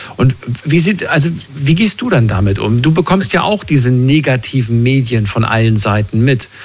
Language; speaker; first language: German; native; German